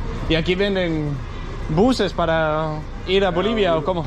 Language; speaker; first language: Spanish; non-native, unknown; Danish